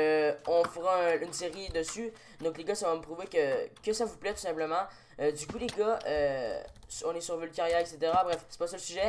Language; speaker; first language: French; native; French